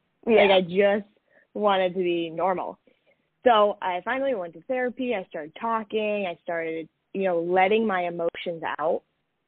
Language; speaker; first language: English; native; English